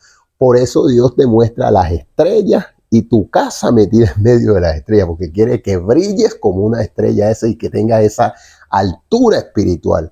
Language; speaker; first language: Spanish; native; Spanish